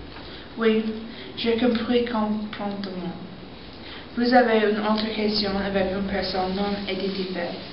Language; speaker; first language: French; non-native, learner; English